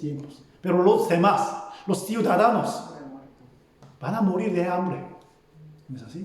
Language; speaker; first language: Spanish; non-native, fluent; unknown